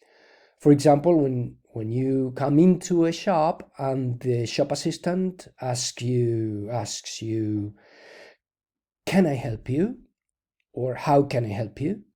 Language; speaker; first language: English; non-native, fluent; Spanish